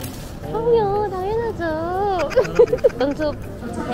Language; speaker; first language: Korean; non-native, learner; Filipino